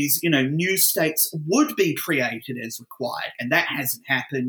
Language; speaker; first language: English; native; English